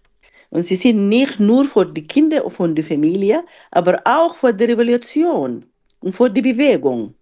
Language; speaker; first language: German; non-native, fluent; Arabic